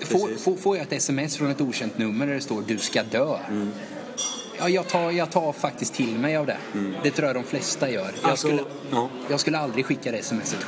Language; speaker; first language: Swedish; native; Swedish